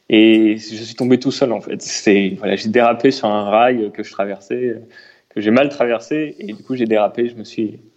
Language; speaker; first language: French; native; French